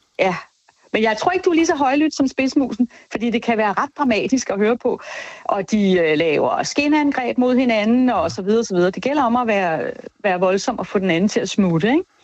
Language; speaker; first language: Danish; native; Danish